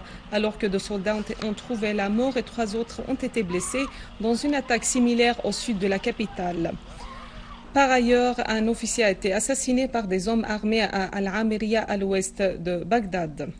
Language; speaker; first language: French; non-native, fluent; Arabic